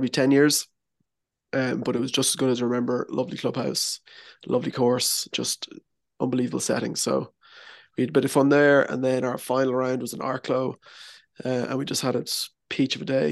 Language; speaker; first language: English; native; English